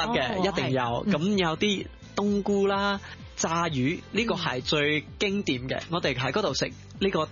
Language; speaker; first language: Cantonese; early bilingual, heritage; Cantonese